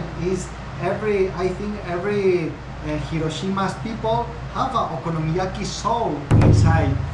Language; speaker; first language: English; non-native, learner; Spanish